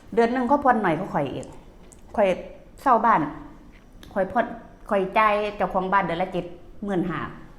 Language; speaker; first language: Thai; native; Thai